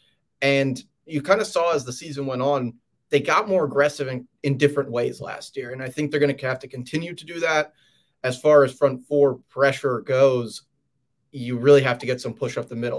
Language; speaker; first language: English; native; English